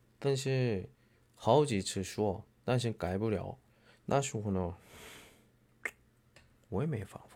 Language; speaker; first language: Chinese; non-native, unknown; Korean